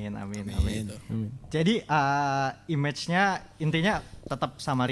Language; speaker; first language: Indonesian; native; Indonesian